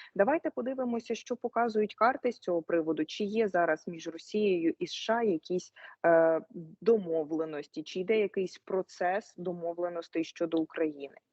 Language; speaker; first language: Ukrainian; native; Ukrainian